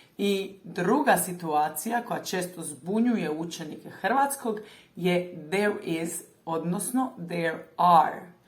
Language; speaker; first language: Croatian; native; Croatian